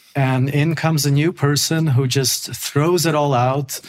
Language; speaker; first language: English; non-native, fluent; Swedish